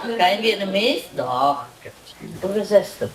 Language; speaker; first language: German; non-native, learner; Vietnamese